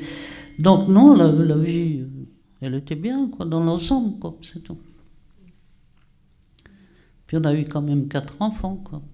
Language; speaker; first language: French; native; French